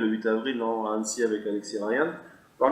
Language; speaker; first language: French; native; French